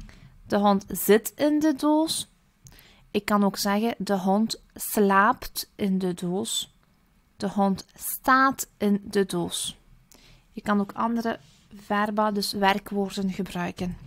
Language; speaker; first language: Dutch; early bilingual, other home language; Turkish